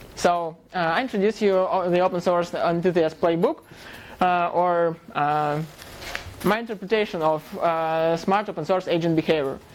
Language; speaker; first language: English; non-native, fluent; Russian